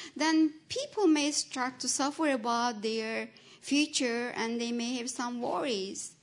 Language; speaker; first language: English; non-native, fluent; Turkish